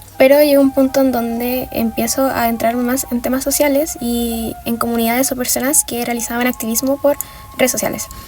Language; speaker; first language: Spanish; native; Spanish